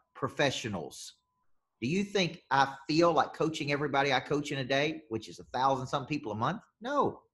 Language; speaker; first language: English; native; English